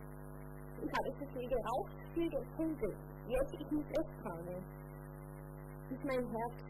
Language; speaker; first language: German; non-native, learner; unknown